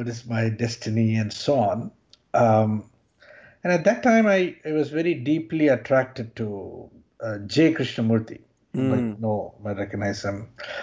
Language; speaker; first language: English; non-native, local second language; Tamil